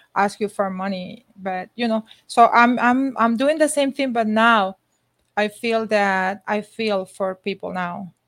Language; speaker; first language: English; non-native, fluent; Spanish